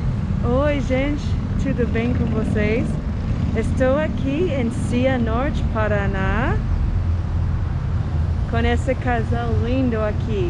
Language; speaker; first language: Portuguese; non-native, fluent; English